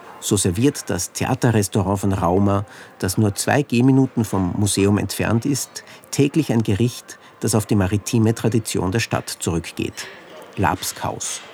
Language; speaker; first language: German; native; German